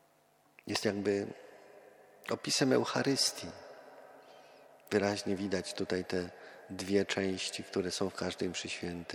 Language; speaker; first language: Polish; native; Polish